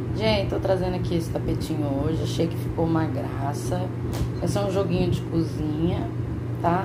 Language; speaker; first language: Portuguese; native; Portuguese